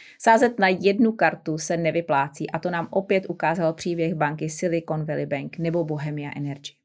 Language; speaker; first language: Czech; native; Czech